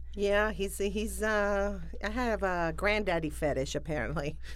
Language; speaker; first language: English; non-native, fluent; Spanish